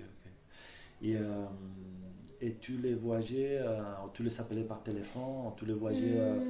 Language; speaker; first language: French; non-native, fluent; Spanish